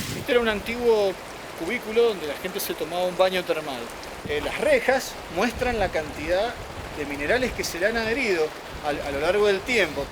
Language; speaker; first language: Spanish; native; Spanish